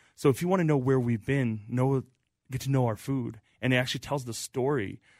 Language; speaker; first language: English; native; English